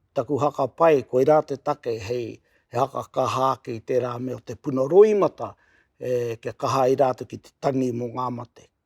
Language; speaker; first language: Māori; native; Māori